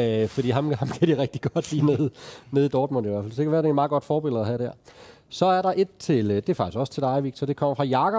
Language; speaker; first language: Danish; native; Danish